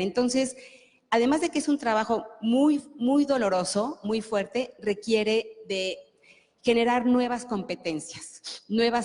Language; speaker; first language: Spanish; native; Spanish